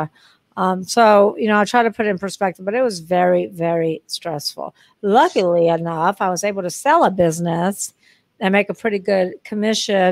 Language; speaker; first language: English; native; English